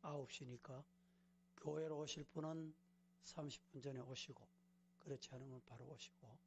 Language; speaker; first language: Korean; native; Korean